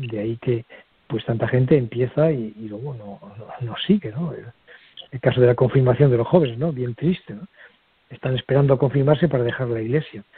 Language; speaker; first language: Spanish; native; Spanish